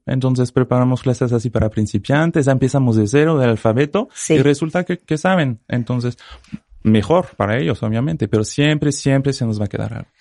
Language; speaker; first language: Spanish; non-native, fluent; French